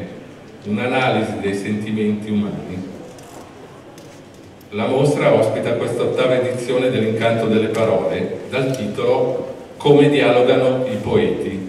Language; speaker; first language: Italian; native; Italian